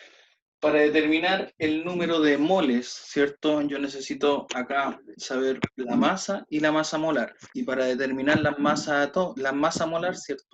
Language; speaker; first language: Spanish; native; Spanish